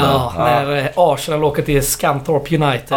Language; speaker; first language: Swedish; native; Swedish